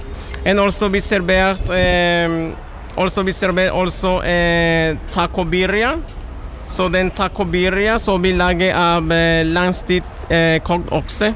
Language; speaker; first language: Norwegian; non-native, learner; Spanish